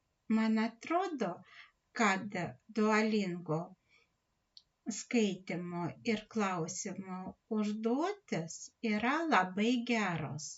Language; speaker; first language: Lithuanian; non-native, learner; Russian